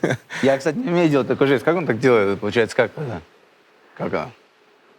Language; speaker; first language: Russian; native; Russian